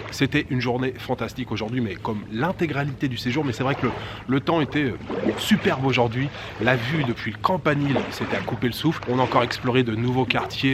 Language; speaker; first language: French; native; French